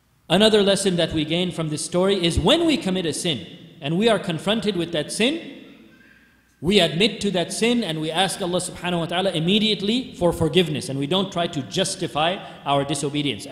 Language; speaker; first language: English; native; English